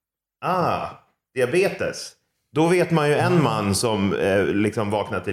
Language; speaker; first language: Swedish; native; Swedish